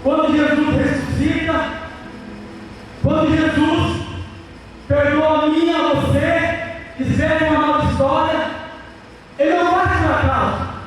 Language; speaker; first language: Portuguese; native; Portuguese